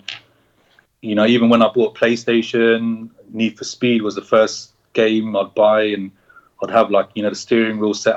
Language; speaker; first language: English; native; English